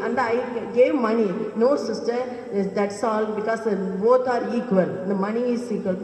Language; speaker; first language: English; non-native, local second language; Tamil